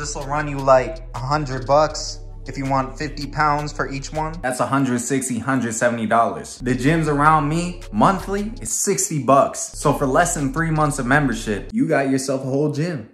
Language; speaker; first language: English; native; English